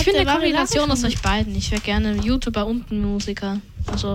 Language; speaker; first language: German; native; German